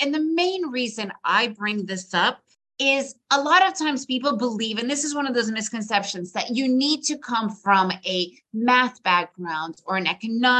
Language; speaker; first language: English; early bilingual, other home language; Russian